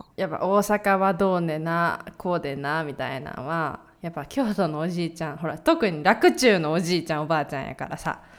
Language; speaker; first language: Japanese; native; Japanese